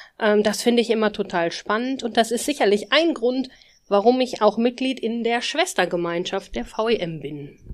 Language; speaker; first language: German; native; German